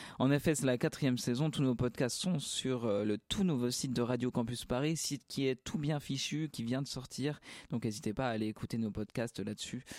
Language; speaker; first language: French; native; French